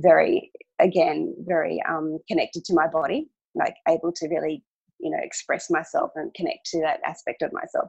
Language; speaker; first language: English; non-native, local second language; Hungarian